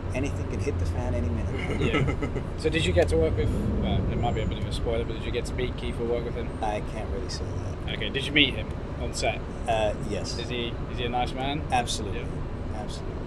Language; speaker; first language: English; non-native, fluent; Arabic